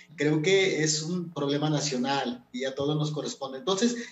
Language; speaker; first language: Spanish; non-native, local second language; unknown